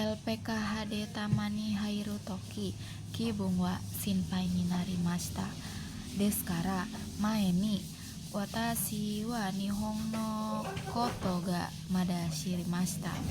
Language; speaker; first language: Japanese; non-native, learner; Indonesian